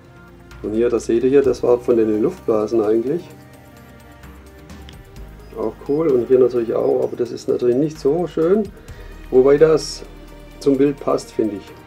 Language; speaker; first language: German; native; German